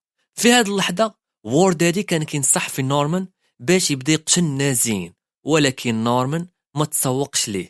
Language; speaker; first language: Arabic; native; Arabic